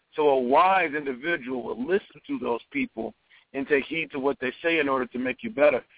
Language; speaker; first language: English; native; English